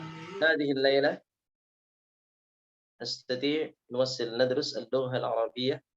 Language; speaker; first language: Arabic; non-native, learner; Indonesian